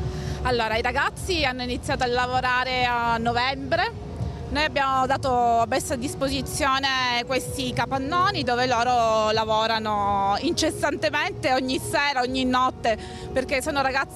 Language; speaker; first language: Italian; native; Italian